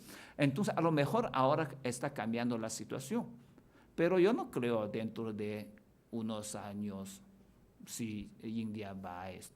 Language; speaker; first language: Spanish; non-native, fluent; Chinese